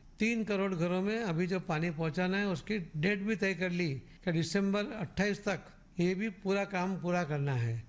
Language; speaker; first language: Hindi; non-native, local second language; Marathi